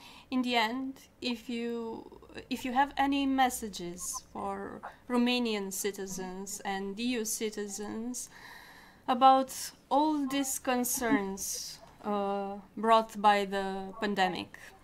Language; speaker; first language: English; non-native, fluent; Romanian